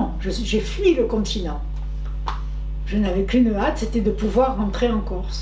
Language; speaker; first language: French; native; French